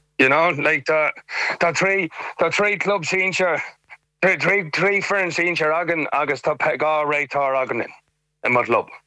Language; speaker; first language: Irish; non-native, local second language; English